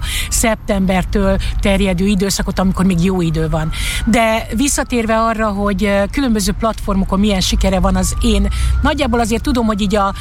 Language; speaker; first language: Hungarian; native; Hungarian